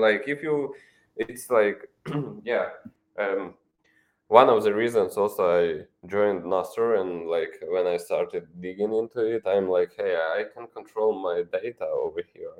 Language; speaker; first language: English; non-native, fluent; Ukrainian